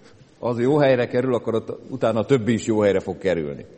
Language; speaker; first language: Hungarian; native; Hungarian